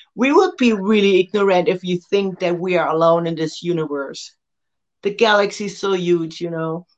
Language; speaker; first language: English; non-native, fluent; German